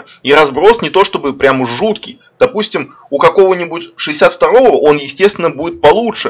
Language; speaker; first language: Russian; native; Russian